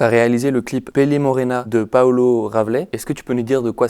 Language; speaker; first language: French; native; French